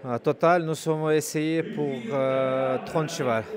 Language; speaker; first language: French; non-native, learner; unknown